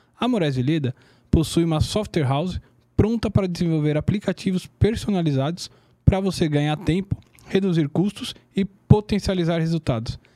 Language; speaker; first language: Portuguese; native; Portuguese